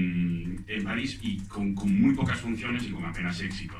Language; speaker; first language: Spanish; native; Spanish